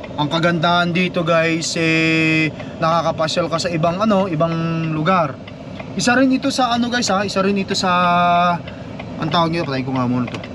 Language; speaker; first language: Filipino; non-native, local second language; Iloko